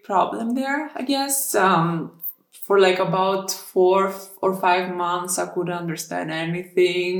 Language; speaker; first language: English; non-native, fluent; Greek